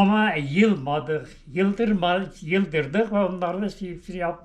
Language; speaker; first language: Turkish; native; Turkish